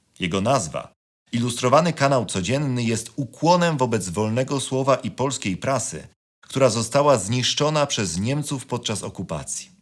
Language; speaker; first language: Polish; native; Polish